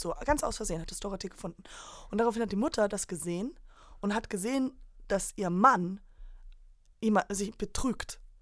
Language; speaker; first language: German; early bilingual, heritage; German